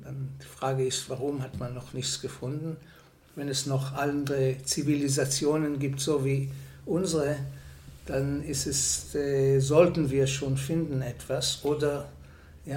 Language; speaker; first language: German; non-native, fluent; Hebrew